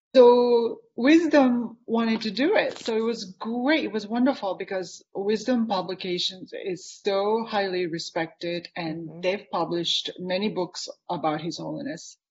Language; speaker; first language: English; non-native, fluent; Japanese